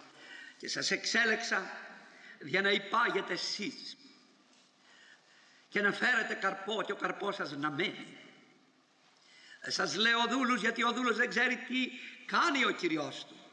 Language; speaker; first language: Greek; native; Greek